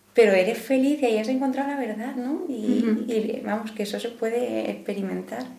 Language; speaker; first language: Spanish; native; Spanish